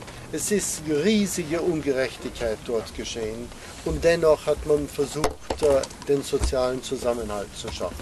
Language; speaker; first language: German; non-native, fluent; English